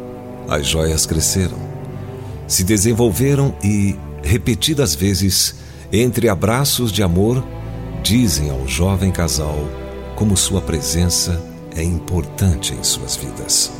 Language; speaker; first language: Portuguese; native; Portuguese